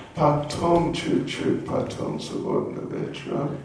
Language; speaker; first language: Russian; non-native, learner; English